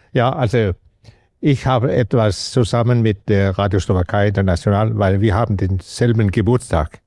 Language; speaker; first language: German; non-native, learner; Danish